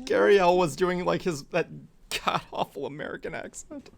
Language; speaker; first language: English; native; English